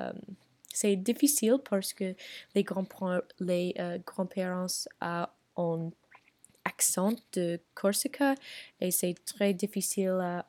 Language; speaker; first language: French; non-native, learner; English